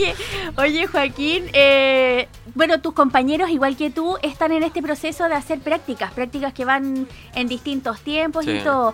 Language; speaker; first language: Spanish; native; Spanish